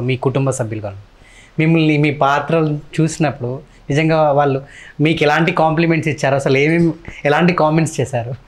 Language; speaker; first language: Telugu; native; Telugu